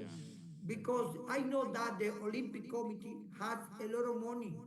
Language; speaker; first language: English; non-native, learner; Spanish